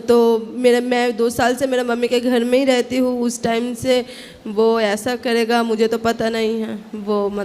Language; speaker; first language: Hindi; non-native, local second language; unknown